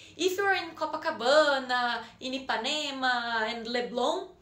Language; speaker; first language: English; non-native, fluent; Portuguese